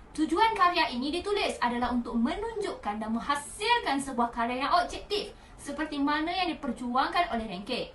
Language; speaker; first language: Malay; native; Malay